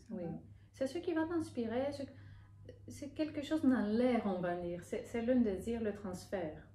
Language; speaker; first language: French; non-native, fluent; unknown